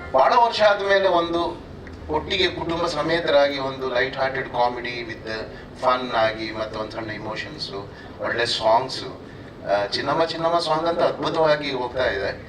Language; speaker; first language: Kannada; native; Kannada